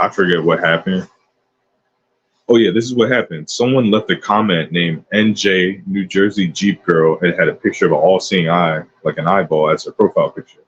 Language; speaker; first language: English; native; English